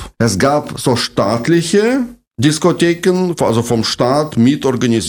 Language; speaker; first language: German; non-native, fluent; Russian